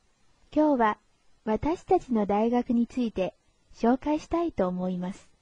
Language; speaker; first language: Japanese; non-native, fluent; Chinese